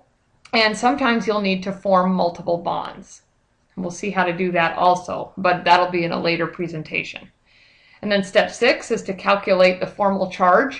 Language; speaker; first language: English; native; English